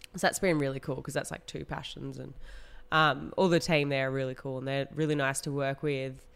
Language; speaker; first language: English; native; English